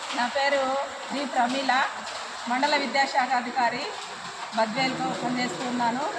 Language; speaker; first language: Telugu; native; Telugu